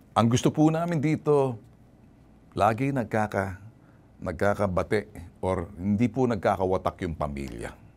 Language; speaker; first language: Filipino; native; Filipino